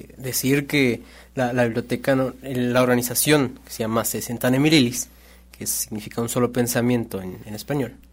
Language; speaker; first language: Spanish; non-native, local second language; Nahuatl languages